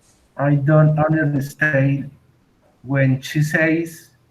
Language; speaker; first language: English; non-native, learner; Spanish